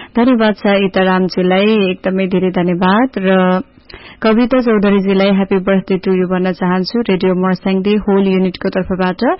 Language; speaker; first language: Nepali; native; Nepali